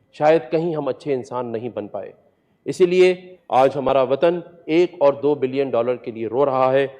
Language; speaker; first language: Urdu; native; Urdu